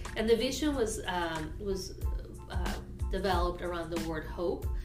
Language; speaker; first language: English; non-native, fluent; Spanish